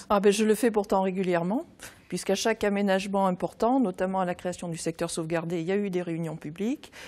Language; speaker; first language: French; native; French